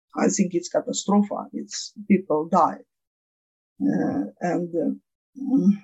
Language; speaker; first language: English; non-native, learner; Ukrainian